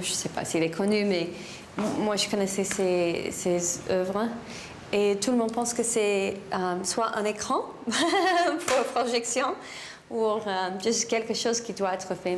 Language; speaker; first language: French; non-native, learner; English